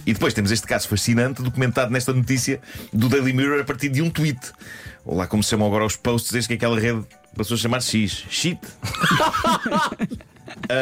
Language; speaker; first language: Portuguese; native; Portuguese